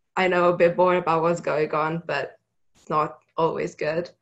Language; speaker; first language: English; non-native, fluent; Romanian